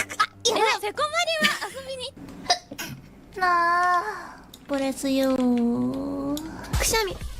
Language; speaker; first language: Japanese; native; Japanese